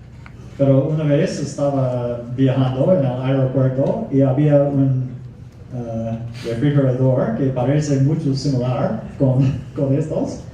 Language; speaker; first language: Spanish; non-native, fluent; English